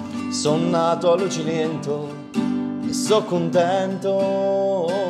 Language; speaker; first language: Italian; native; Italian